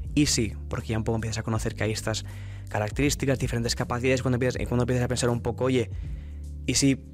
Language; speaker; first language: Spanish; native; Spanish